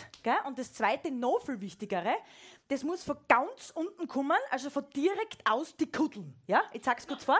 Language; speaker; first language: German; native; German